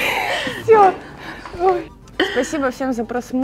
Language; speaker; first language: Russian; native; Russian